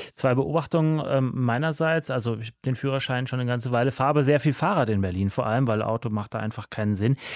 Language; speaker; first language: German; native; German